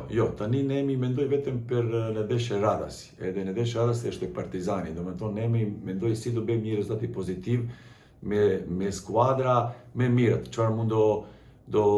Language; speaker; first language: Albanian; non-native, learner; Serbian